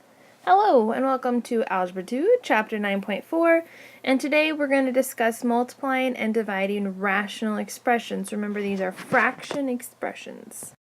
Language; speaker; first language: English; native; English